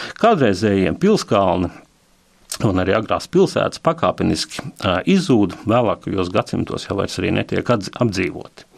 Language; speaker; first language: Latvian; native; Latvian